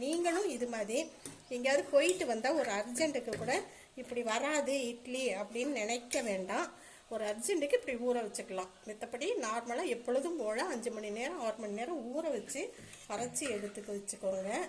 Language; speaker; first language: Tamil; native; Tamil